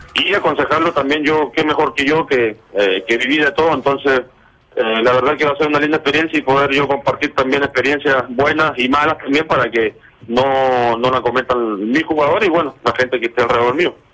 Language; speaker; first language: Spanish; native; Spanish